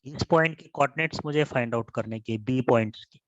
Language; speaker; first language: Hindi; non-native, local second language; Marathi